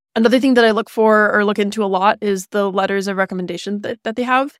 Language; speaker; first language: English; native; English